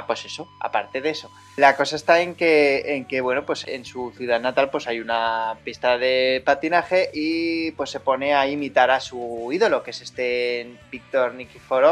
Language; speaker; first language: Spanish; native; Spanish